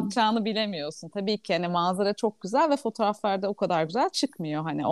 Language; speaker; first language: Turkish; native; Turkish